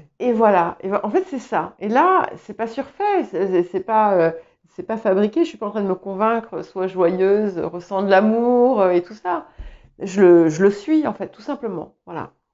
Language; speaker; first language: French; early bilingual, other home language; English